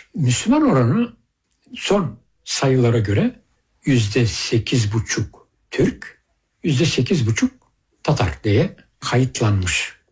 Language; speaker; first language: Turkish; early bilingual, heritage; Turkish